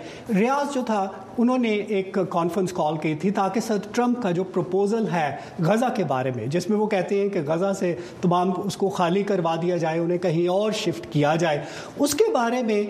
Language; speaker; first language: Urdu; native; Urdu